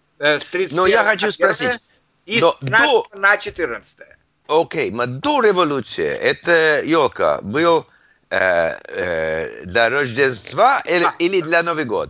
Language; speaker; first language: Russian; non-native, learner; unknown